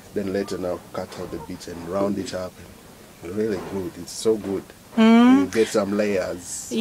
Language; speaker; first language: English; non-native, local second language; Acoli